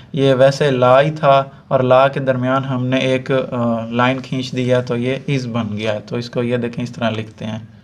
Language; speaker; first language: Urdu; non-native, local second language; Punjabi